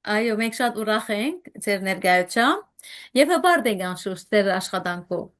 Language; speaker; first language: Armenian; native; Armenian